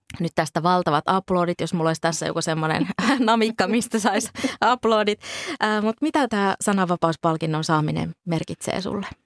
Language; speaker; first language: Finnish; native; Finnish